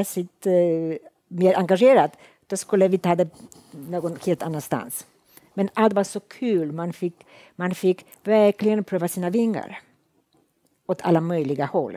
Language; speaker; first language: Swedish; non-native, fluent; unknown